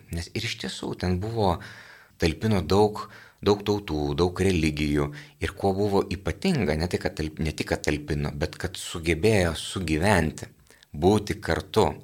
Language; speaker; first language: Lithuanian; native; Lithuanian